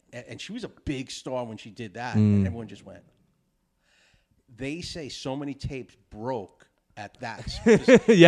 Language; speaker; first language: English; native; English